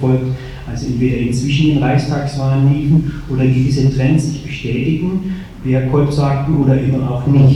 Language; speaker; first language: German; native; German